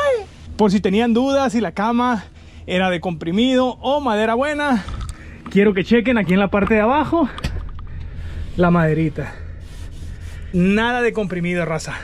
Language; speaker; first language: Spanish; native; Spanish